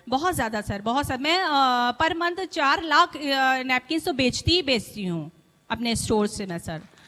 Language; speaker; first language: Hindi; native; Hindi